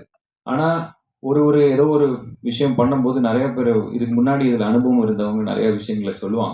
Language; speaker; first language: Tamil; native; Tamil